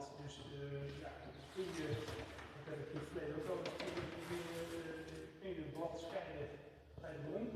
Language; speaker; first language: Dutch; native; Dutch